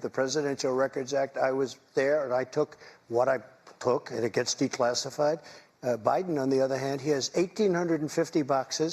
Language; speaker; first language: English; native; English